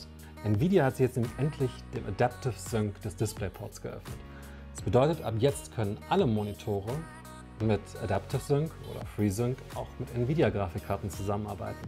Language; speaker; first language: German; native; German